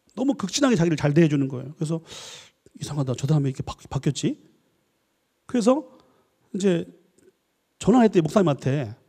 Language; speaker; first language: Korean; native; Korean